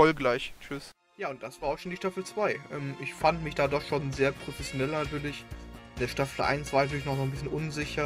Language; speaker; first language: German; native; German